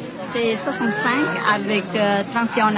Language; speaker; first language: French; non-native, fluent; Vietnamese